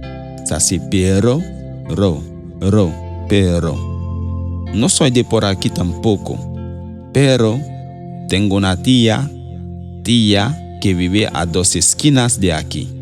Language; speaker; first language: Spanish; non-native, fluent; Haitian Creole